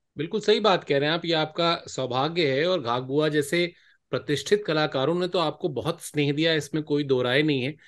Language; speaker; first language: Hindi; native; Hindi